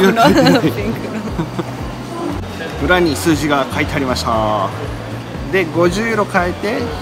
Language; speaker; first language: Japanese; native; Japanese